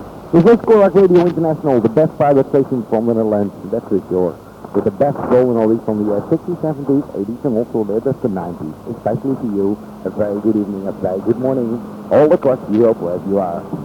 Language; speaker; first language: English; non-native, fluent; Dutch